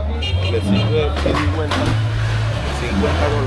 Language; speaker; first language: Spanish; native; Spanish